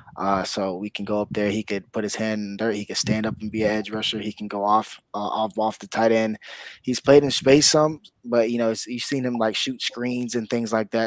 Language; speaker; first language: English; native; English